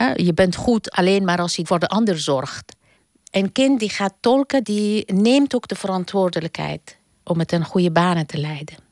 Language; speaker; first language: Dutch; non-native, fluent; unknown